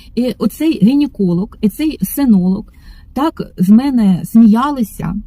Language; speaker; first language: Ukrainian; non-native, local second language; Russian